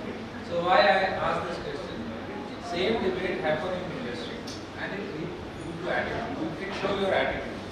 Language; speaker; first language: English; non-native, local second language; Hindi